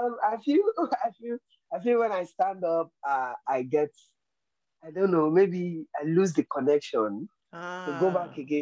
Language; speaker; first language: English; non-native, local second language; Yoruba